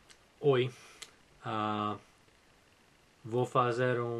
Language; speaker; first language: Portuguese; non-native, fluent; English